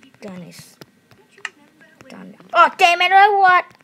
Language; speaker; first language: English; non-native, learner; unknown